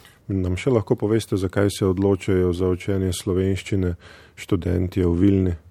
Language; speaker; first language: Slovenian; native; Slovenian